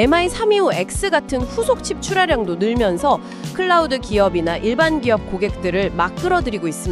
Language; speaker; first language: Korean; native; Korean